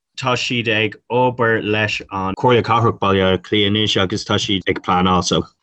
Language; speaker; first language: Irish; non-native, local second language; English